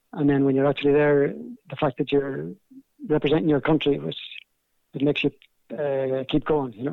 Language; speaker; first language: English; native; English